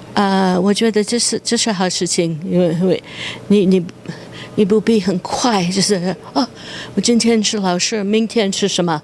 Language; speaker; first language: Chinese; non-native, fluent; English